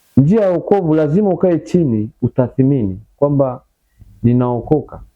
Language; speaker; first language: Swahili; native; Swahili